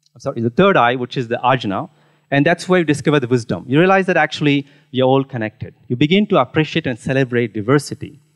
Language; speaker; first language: English; non-native, local second language; Tamil